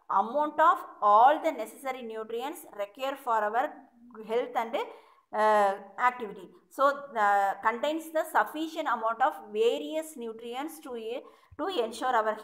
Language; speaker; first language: English; non-native, local second language; Tamil